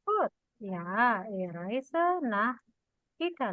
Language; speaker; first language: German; non-native, fluent; Indonesian